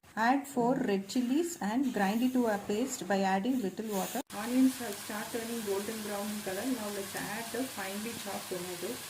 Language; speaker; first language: English; non-native, local second language; Tamil